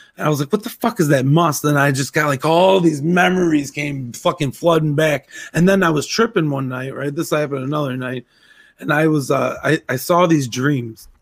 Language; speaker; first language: English; native; English